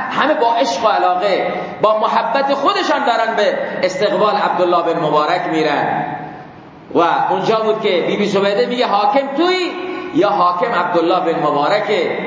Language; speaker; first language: Persian; non-native, local second language; Baluchi